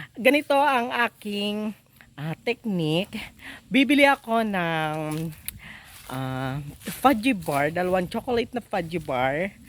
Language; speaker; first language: Filipino; native; Filipino